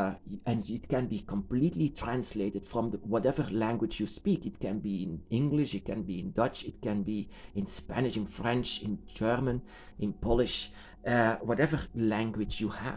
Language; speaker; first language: English; non-native, fluent; Dutch